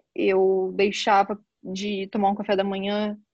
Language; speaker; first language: Portuguese; native; Portuguese